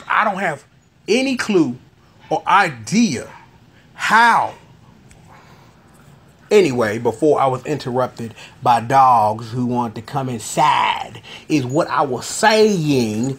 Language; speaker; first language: English; native; English